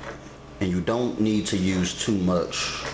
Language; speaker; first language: English; native; English